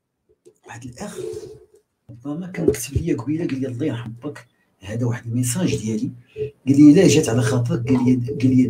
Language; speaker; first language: Arabic; native; Arabic